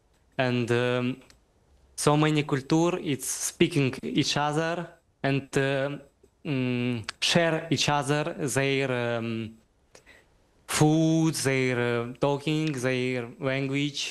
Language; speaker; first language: English; non-native, learner; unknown